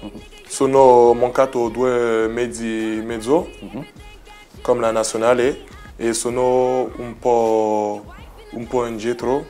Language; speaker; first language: Italian; non-native, learner; French